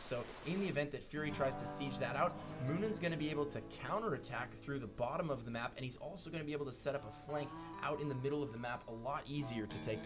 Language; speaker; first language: English; native; English